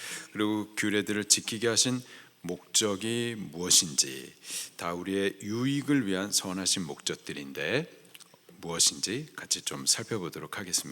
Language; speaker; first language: Korean; native; Korean